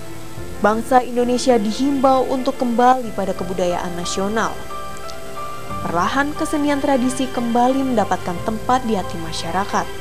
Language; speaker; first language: Indonesian; native; Indonesian